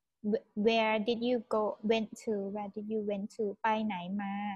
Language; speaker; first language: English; non-native, fluent; Thai